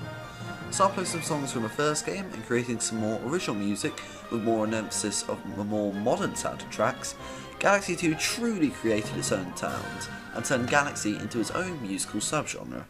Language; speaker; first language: English; native; English